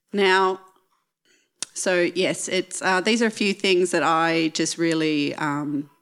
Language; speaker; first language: English; native; English